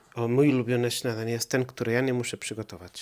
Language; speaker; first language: Polish; non-native, learner; Portuguese